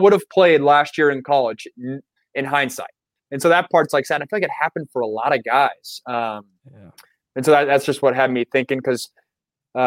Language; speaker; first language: English; native; English